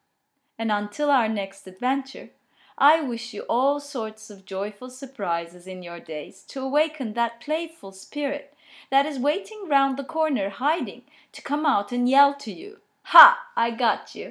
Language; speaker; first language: English; non-native, fluent; Turkish